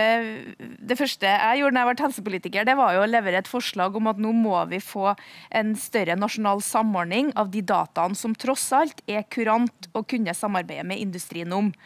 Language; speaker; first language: Norwegian; native; Norwegian